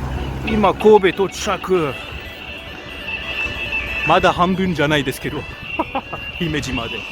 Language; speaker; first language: Japanese; non-native, learner; French